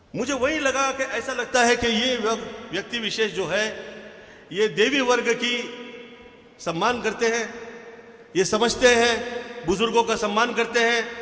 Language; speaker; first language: Hindi; non-native, local second language; Marathi